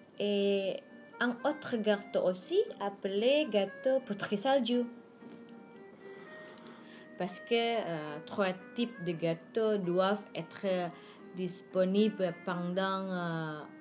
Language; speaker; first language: French; non-native, learner; Indonesian